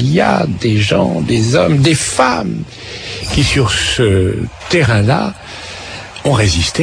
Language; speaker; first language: French; native; French